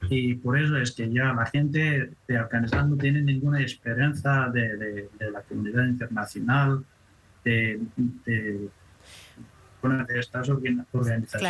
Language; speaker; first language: Spanish; non-native, fluent; Persian